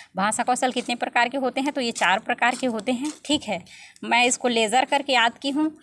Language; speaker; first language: Hindi; non-native, local second language; Chhattisgarhi